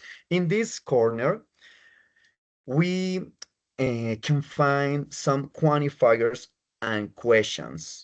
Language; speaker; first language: English; non-native, fluent; Spanish